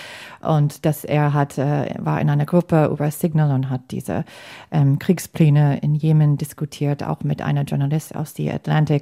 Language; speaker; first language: German; non-native, fluent; English